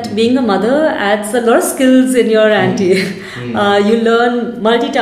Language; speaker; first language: English; non-native, local second language; Hindi